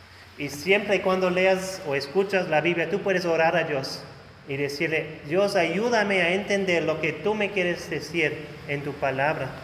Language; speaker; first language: Spanish; non-native, fluent; German